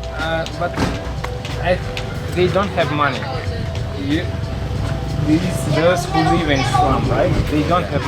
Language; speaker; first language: English; non-native, fluent; Russian